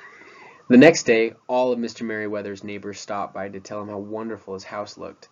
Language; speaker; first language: English; native; English